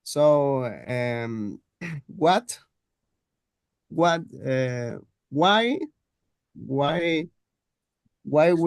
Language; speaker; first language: English; non-native, learner; Spanish